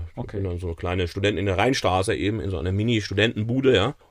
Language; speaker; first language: German; native; German